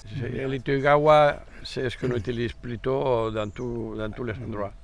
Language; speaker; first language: French; non-native, fluent; Spanish